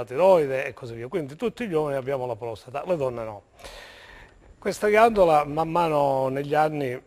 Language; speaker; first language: Italian; native; Italian